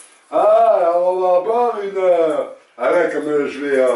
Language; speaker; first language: French; native; French